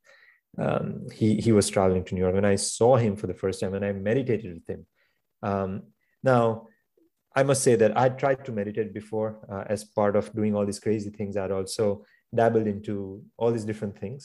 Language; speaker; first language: English; non-native, local second language; Gujarati